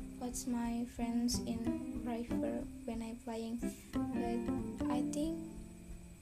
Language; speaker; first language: English; non-native, learner; Indonesian